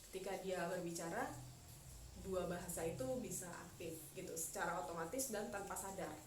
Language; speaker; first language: Indonesian; native; Indonesian